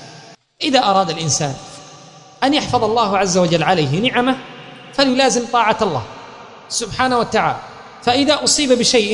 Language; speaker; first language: Arabic; native; Arabic